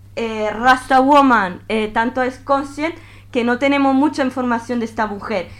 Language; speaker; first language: Spanish; non-native, fluent; Italian